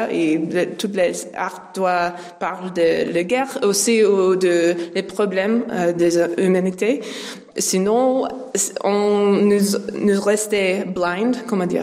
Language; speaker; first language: French; non-native, learner; English